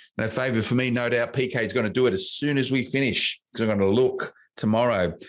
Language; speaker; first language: English; native; English